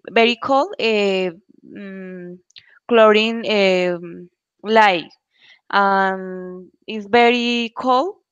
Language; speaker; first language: English; non-native, learner; Spanish